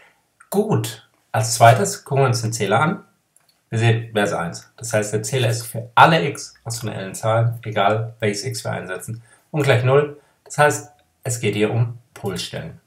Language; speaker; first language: German; native; German